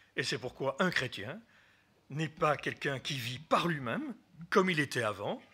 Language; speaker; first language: French; native; French